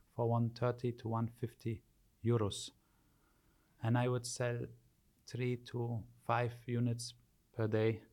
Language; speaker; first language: English; early bilingual, other home language; German